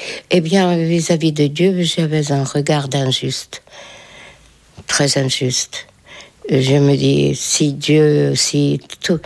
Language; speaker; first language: French; non-native, fluent; Hungarian